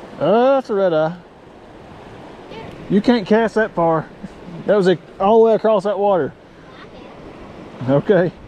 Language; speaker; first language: English; native; English